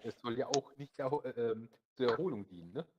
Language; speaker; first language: German; native; German